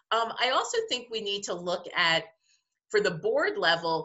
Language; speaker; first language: English; native; English